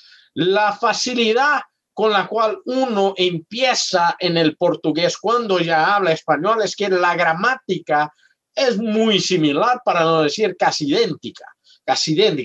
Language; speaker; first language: Spanish; non-native, fluent; Portuguese